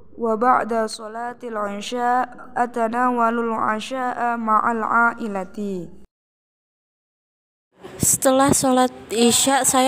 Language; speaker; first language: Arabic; non-native, learner; Indonesian